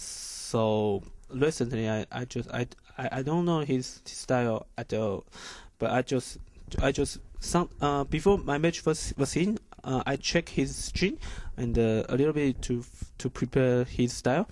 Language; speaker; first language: English; non-native, learner; Chinese